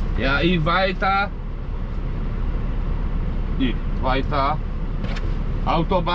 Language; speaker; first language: German; non-native, learner; Polish